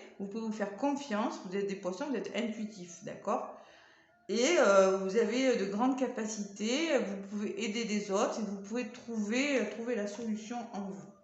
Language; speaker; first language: French; native; French